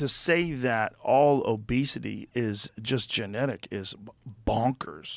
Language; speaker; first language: English; native; English